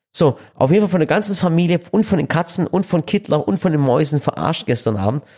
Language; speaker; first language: German; early bilingual, other home language; Turkish